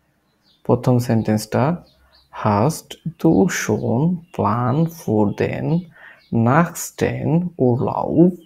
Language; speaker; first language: German; non-native, learner; Bangla